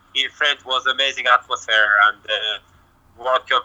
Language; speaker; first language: English; non-native, learner; French